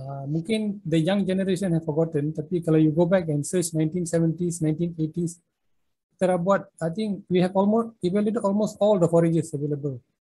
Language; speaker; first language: English; non-native, local second language; Malay